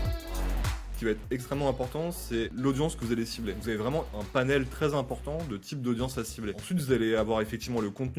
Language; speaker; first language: French; native; French